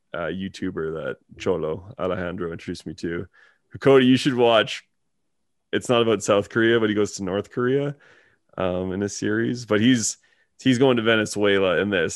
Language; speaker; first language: English; native; English